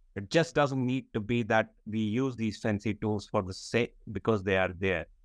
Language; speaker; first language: English; non-native, local second language; Kashmiri